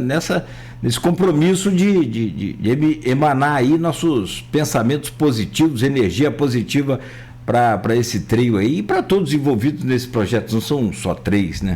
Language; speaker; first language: Portuguese; native; Portuguese